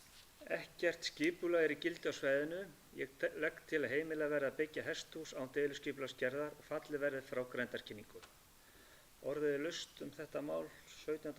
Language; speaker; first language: Icelandic; native; Icelandic